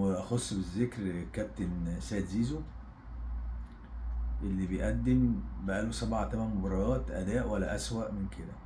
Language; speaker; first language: Arabic; native; Arabic